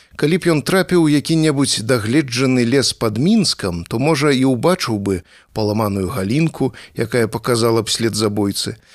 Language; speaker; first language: Belarusian; native; Belarusian